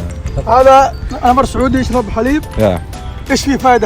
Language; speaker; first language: Arabic; non-native, learner; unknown